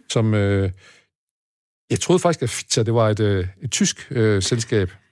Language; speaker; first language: Danish; native; Danish